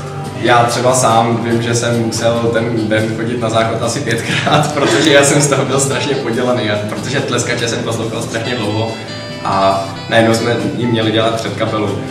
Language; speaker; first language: Czech; native; Czech